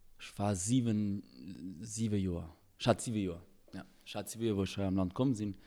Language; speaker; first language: Luxembourgish; early bilingual, other home language; Albanian